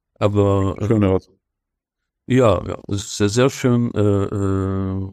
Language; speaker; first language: German; non-native, fluent; Hebrew